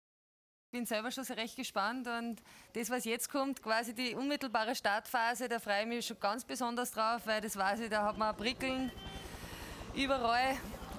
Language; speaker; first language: German; native; German